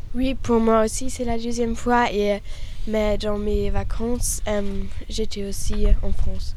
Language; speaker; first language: French; non-native, learner; German